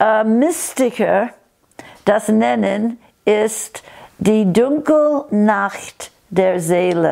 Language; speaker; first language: German; non-native, fluent; English